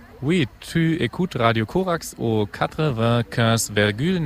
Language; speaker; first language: French; non-native, fluent; German